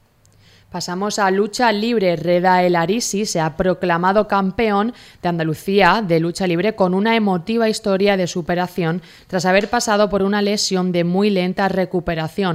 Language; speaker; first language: Spanish; native; Spanish